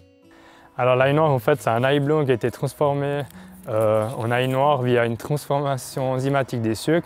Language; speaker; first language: French; native; French